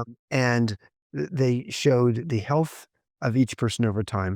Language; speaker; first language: English; native; English